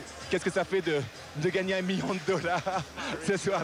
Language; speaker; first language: French; native; French